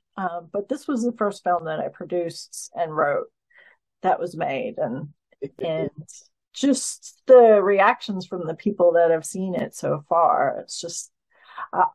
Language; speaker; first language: English; native; English